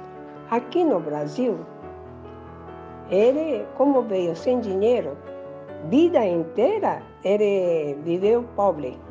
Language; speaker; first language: Portuguese; early bilingual, other home language; Japanese